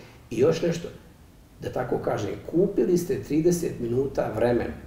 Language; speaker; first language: Bosnian; native; Bosnian